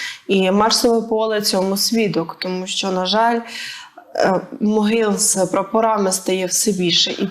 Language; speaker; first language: Ukrainian; native; Ukrainian